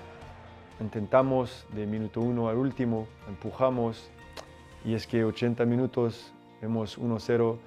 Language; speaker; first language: Spanish; non-native, fluent; French